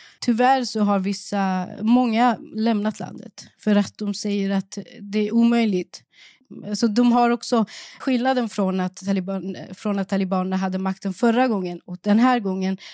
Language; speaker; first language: Swedish; early bilingual, other home language; Persian